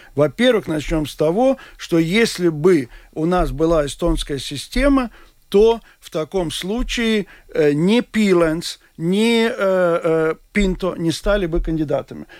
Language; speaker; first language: Russian; non-native, local second language; Latvian